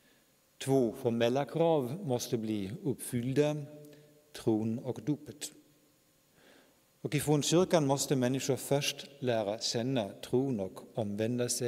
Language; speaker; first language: Swedish; non-native, fluent; German